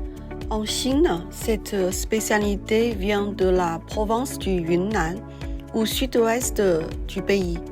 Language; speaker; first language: French; non-native, fluent; Chinese